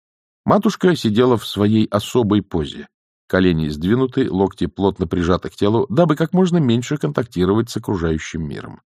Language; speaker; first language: Russian; native; Russian